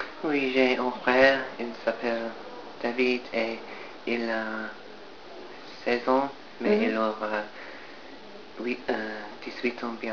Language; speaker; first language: French; non-native, learner; English